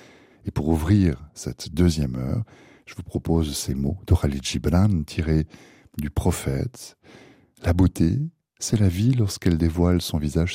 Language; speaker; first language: French; native; French